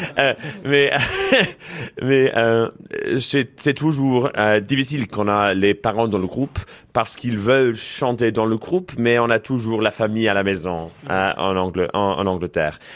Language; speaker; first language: French; non-native, learner; English